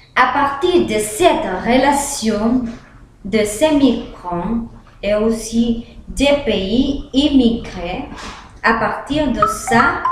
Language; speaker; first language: French; non-native, learner; Spanish